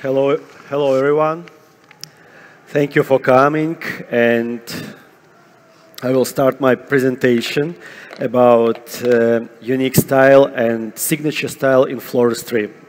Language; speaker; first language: English; non-native, fluent; Russian